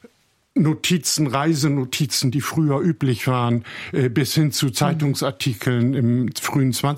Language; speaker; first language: German; native; German